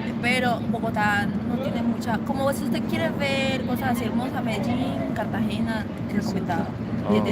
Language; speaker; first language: Spanish; native; Spanish